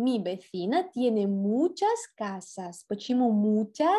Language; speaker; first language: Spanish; non-native, fluent; Russian